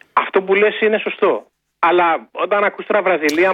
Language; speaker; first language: Greek; native; Greek